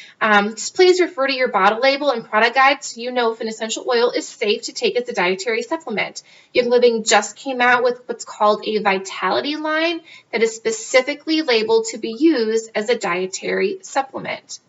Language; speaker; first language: English; native; English